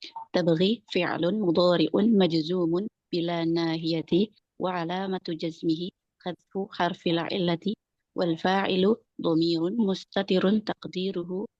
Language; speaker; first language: Arabic; non-native, learner; Indonesian